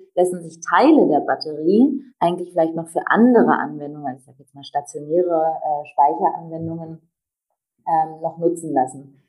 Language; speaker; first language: German; native; German